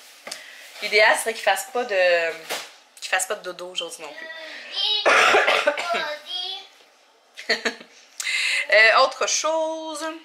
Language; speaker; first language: French; native; French